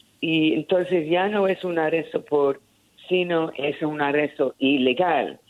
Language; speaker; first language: Spanish; early bilingual, heritage; Spanish